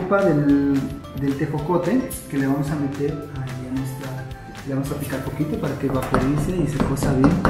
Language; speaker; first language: Spanish; native; Spanish